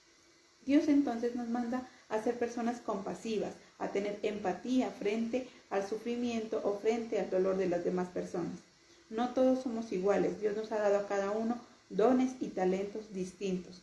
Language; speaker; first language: Spanish; native; Spanish